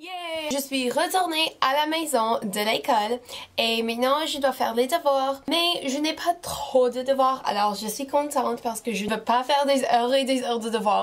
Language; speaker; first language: French; non-native, fluent; English